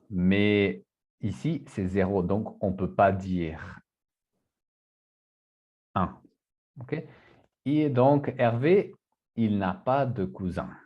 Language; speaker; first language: French; non-native, fluent; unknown